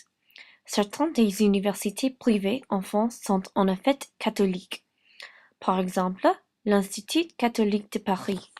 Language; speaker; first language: French; non-native, learner; English